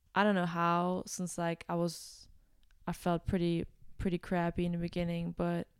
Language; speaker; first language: English; non-native, fluent; German